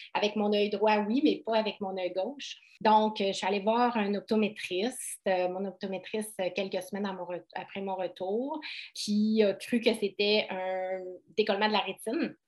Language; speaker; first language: French; native; French